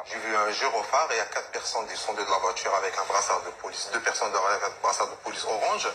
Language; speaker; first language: French; non-native, local second language; Arabic